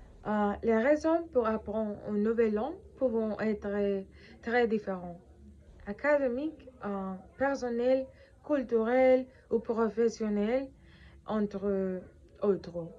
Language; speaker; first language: French; non-native, fluent; Spanish